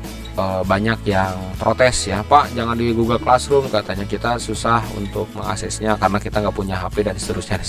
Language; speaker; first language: Indonesian; native; Indonesian